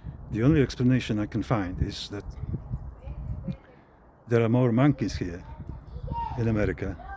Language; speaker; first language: English; non-native, fluent; Polish